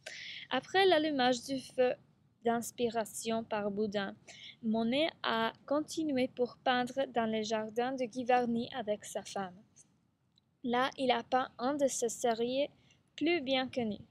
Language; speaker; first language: French; non-native, learner; English